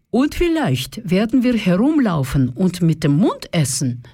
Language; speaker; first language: German; non-native, fluent; Russian